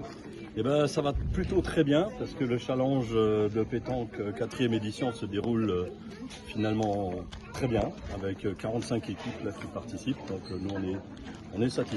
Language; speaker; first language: French; native; French